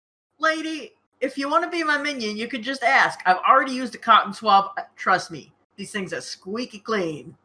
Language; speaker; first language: English; native; English